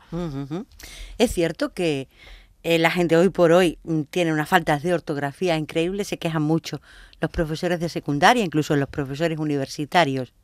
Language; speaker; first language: Spanish; native; Spanish